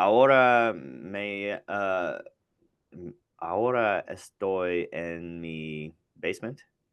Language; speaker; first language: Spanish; non-native, learner; English